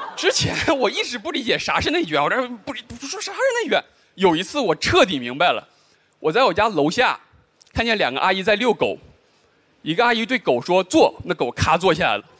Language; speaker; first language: Chinese; native; Chinese